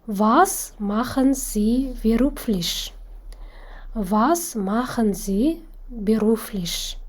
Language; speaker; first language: German; non-native, fluent; Kazakh